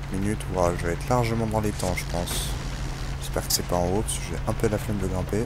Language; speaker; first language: French; native; French